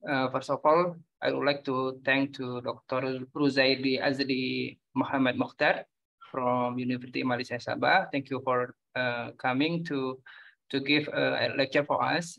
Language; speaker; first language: English; non-native, fluent; Indonesian